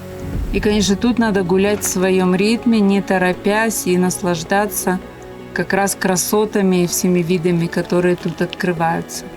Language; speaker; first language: Russian; native; Russian